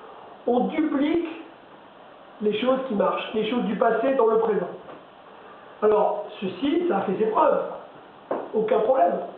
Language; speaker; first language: French; native; French